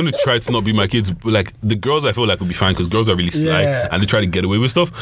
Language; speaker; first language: English; non-native, local second language; Yoruba